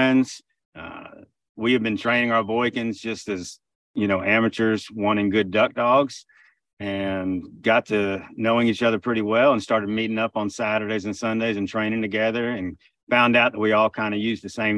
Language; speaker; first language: English; native; English